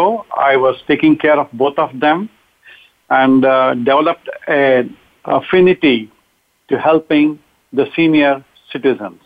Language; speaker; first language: English; non-native, local second language; Kannada